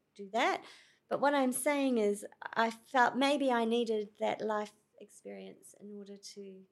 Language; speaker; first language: English; native; English